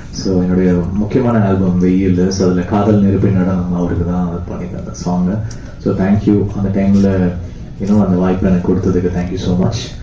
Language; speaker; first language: Tamil; native; Tamil